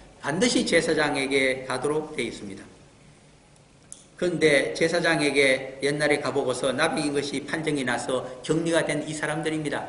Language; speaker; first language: Korean; native; Korean